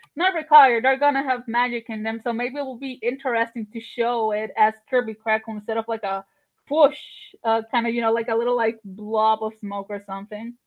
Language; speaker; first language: English; non-native, fluent; Spanish